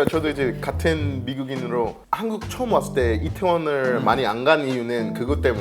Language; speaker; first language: Korean; non-native, fluent; English